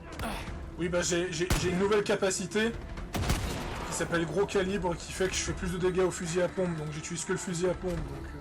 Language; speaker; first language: French; native; French